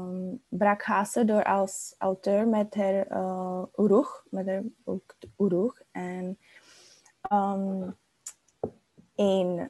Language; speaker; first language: Dutch; non-native, learner; Czech